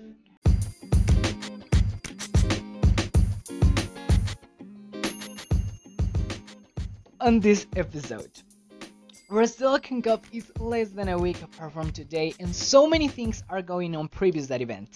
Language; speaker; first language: English; non-native, fluent; Spanish